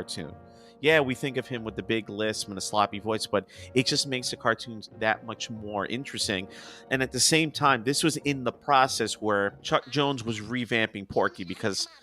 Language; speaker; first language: English; native; English